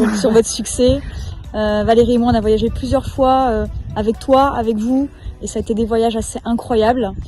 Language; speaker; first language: French; native; French